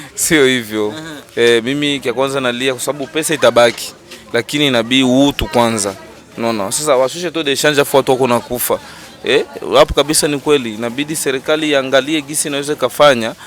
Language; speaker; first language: Swahili; native; Swahili